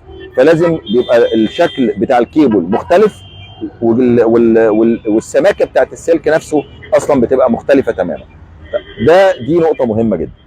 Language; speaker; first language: Arabic; native; Arabic